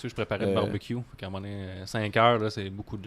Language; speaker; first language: French; native; French